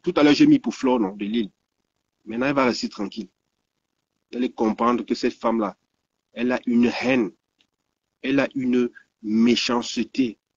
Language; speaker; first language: French; native; French